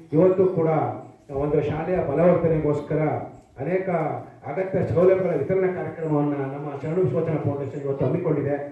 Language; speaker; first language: Kannada; native; Kannada